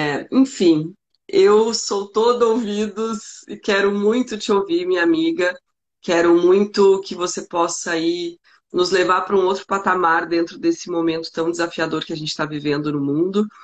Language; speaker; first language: Portuguese; native; Portuguese